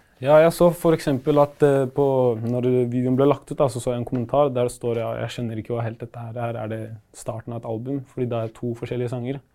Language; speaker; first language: Norwegian; early bilingual, other home language; Arabic